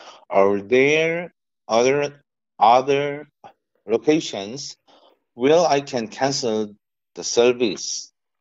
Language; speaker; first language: English; non-native, learner; Korean